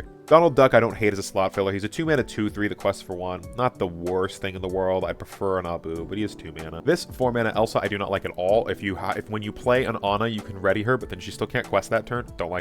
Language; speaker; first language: English; native; English